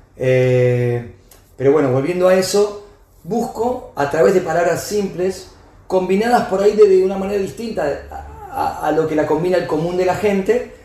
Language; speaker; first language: Spanish; native; Spanish